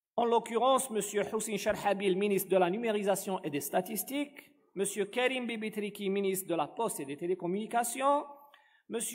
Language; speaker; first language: French; non-native, local second language; Arabic